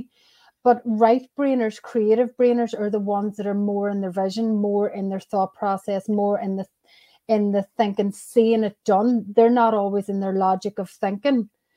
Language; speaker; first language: English; native; English